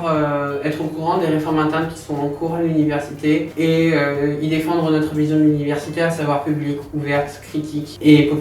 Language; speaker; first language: French; native; French